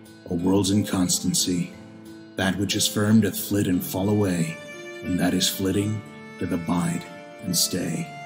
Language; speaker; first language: English; native; English